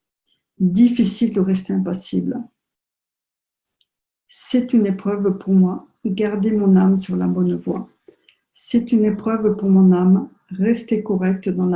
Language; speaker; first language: French; native; French